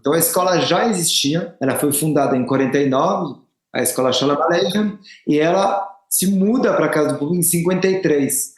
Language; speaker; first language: Portuguese; non-native, fluent; French